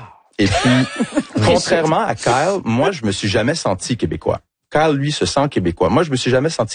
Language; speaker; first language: French; early bilingual, other home language; English